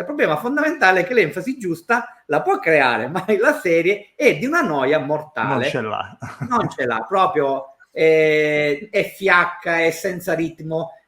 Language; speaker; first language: Italian; native; Italian